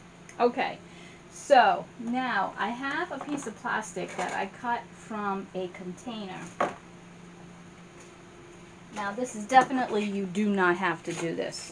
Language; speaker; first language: English; native; English